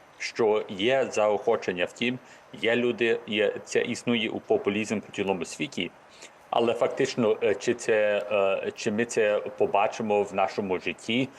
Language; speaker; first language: Ukrainian; early bilingual, heritage; Ukrainian